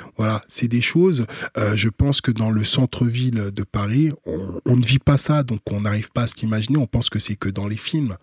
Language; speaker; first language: French; early bilingual, other home language; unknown